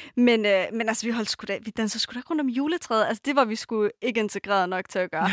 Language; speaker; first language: Danish; early bilingual, other home language; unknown